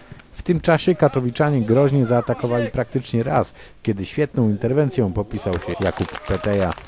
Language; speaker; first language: Polish; native; Polish